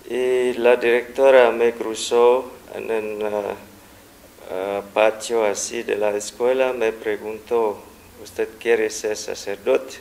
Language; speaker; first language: Spanish; non-native, fluent; Vietnamese